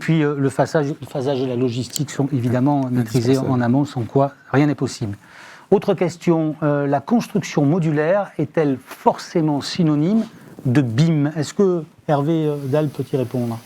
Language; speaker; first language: French; native; French